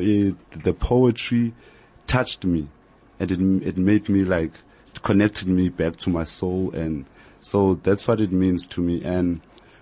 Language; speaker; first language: English; non-native, local second language; Xhosa